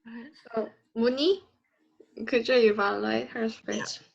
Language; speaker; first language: English; non-native, learner; Korean